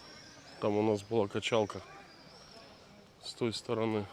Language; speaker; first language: Russian; native; Russian